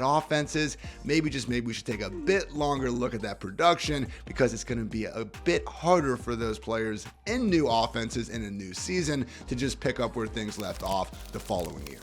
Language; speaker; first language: English; native; English